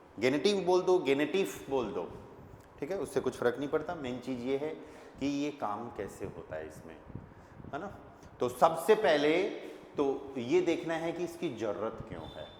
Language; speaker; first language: Hindi; native; Hindi